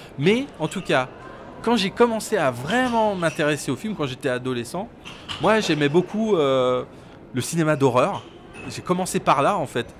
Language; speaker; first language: French; native; French